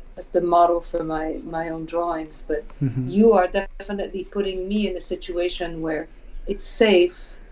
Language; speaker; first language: English; non-native, fluent; French